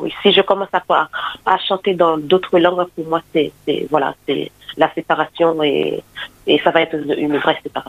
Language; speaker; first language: French; non-native, local second language; Haitian Creole